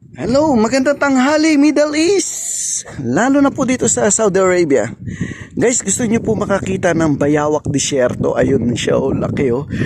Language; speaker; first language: Filipino; non-native, local second language; Cebuano